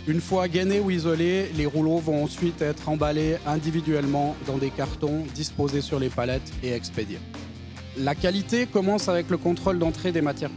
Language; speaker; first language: French; native; French